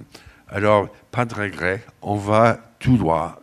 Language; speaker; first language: French; non-native, fluent; English